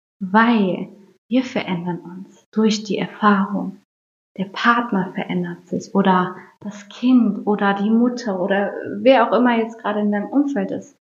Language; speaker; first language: German; early bilingual, other home language; Turkish